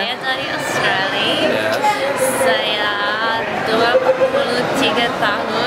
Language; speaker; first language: Indonesian; non-native, learner; English